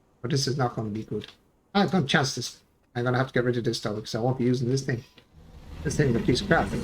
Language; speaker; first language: English; native; English